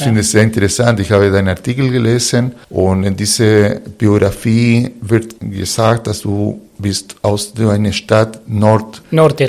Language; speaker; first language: German; non-native, fluent; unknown